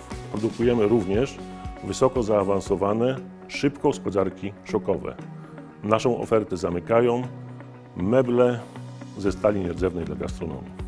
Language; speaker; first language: Polish; native; Polish